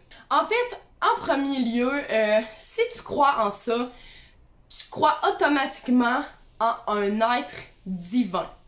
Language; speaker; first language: French; native; French